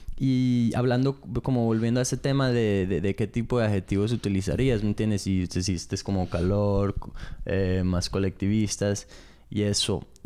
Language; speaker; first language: Spanish; early bilingual, heritage; Spanish